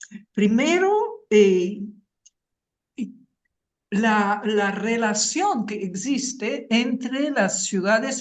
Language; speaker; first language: Spanish; non-native, fluent; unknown